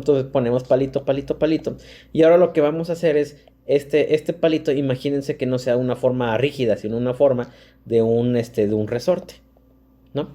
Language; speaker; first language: Spanish; native; Spanish